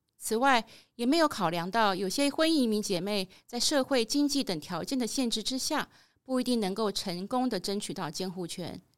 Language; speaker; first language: Chinese; native; Chinese